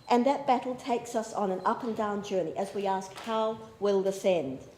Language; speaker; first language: English; native; English